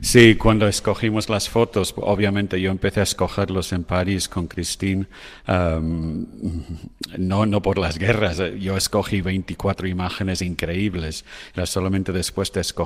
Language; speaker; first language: Spanish; non-native, fluent; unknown